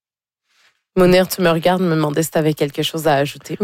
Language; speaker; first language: French; native; French